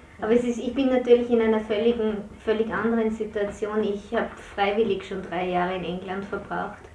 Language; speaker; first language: German; native; German